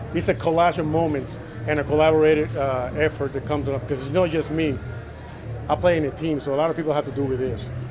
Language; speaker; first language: English; non-native, local second language; Spanish